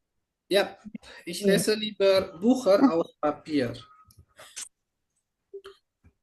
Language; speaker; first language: German; non-native, fluent; Indonesian